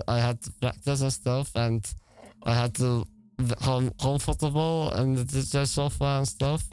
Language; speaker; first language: English; non-native, fluent; Dutch